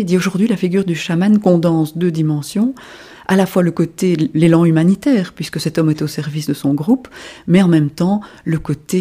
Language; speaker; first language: French; native; French